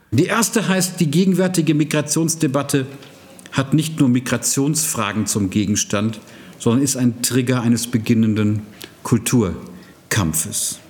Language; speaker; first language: German; native; German